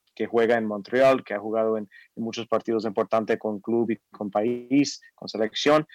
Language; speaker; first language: Spanish; non-native, fluent; English